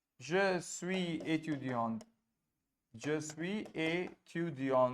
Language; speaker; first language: French; non-native, fluent; Hindi